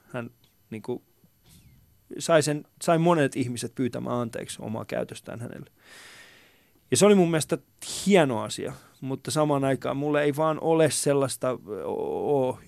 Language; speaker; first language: Finnish; early bilingual, other home language; Persian